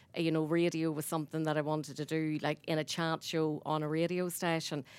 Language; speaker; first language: English; native; English